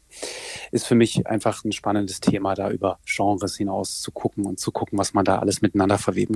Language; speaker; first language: German; native; German